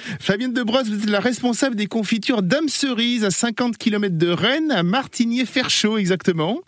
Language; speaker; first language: French; native; French